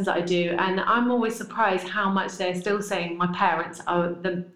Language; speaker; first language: English; native; English